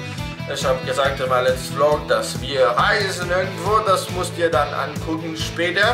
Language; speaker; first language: German; non-native, learner; Russian